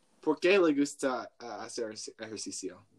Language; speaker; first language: Spanish; non-native, learner; English